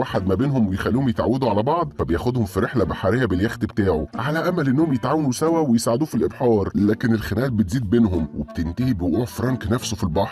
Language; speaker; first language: Arabic; native; Arabic